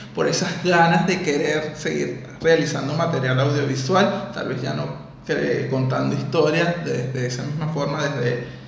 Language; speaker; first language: Spanish; native; Spanish